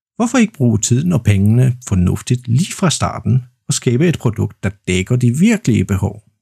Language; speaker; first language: Danish; non-native, fluent; Polish